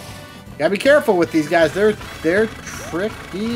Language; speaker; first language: English; native; English